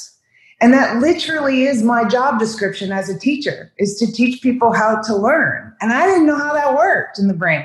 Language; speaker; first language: English; native; English